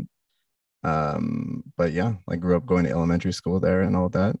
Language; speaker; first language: English; native; English